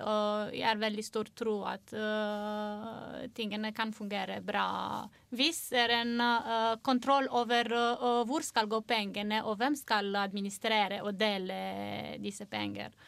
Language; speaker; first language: Norwegian; non-native, fluent; Romanian